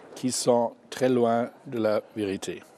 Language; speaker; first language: French; non-native, fluent; German